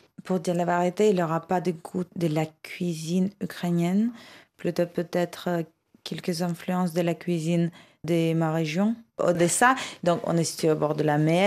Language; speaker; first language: French; non-native, fluent; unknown